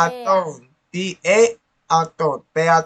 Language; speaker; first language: Spanish; non-native, learner; English